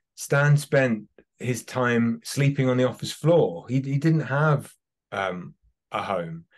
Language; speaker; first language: English; native; English